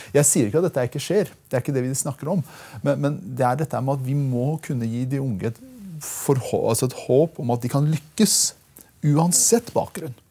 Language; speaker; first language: Norwegian; early bilingual, other home language; Persian